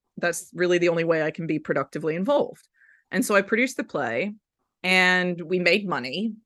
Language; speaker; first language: English; native; English